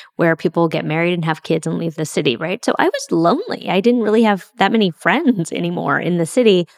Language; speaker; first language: English; native; English